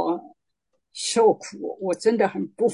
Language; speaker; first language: Chinese; native; Chinese